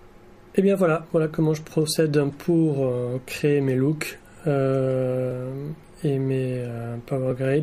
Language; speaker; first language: French; native; French